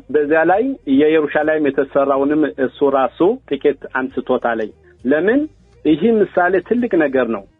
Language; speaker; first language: Amharic; early bilingual, heritage; Amharic